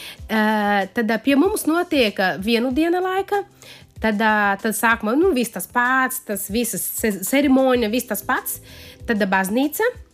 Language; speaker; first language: Latvian; non-native, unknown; Portuguese